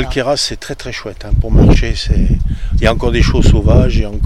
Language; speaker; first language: French; native; French